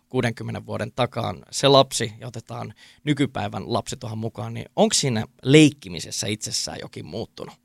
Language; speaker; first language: Finnish; native; Finnish